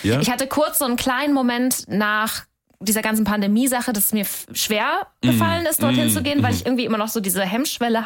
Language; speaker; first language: German; native; German